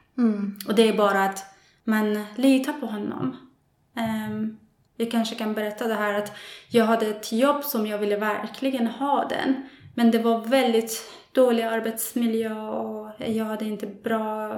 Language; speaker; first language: Swedish; non-native, fluent; Persian